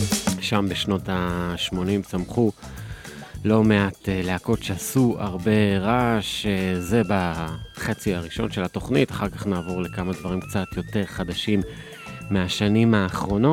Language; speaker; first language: Hebrew; native; Hebrew